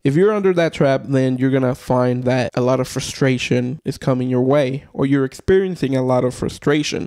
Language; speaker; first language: English; early bilingual, other home language; Spanish